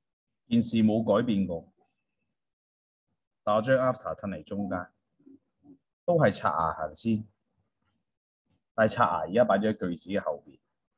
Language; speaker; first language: Chinese; native; Chinese